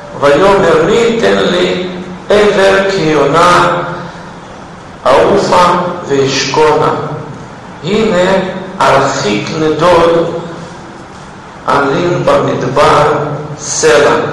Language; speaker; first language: Hebrew; non-native, fluent; Russian